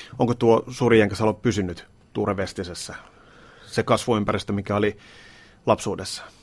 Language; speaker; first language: Finnish; native; Finnish